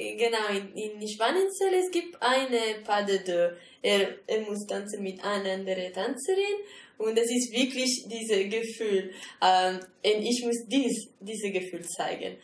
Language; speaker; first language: German; non-native, learner; Italian